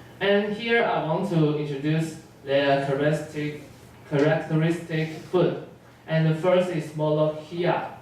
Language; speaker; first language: English; non-native, learner; Chinese